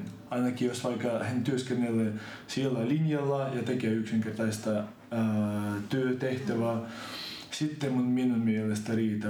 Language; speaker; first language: Finnish; non-native, fluent; Ukrainian